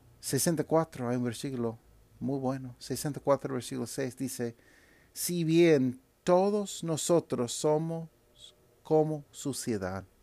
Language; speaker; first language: Spanish; non-native, fluent; English